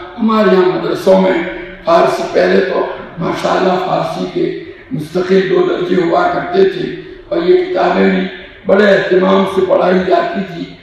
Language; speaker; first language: Urdu; non-native, local second language; Gujarati